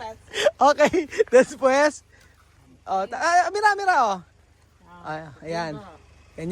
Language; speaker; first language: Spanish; non-native, learner; Filipino